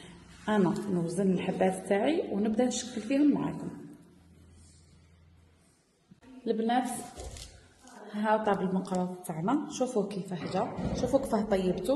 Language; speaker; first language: Arabic; native; Arabic